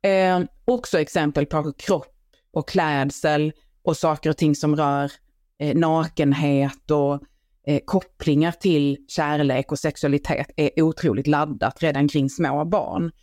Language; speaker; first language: Swedish; native; Swedish